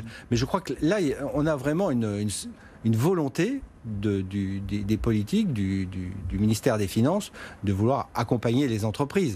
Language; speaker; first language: French; native; French